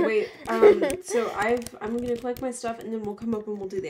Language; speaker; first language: English; native; English